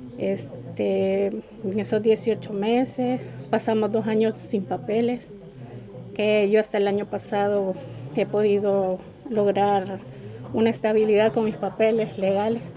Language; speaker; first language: Spanish; native; Spanish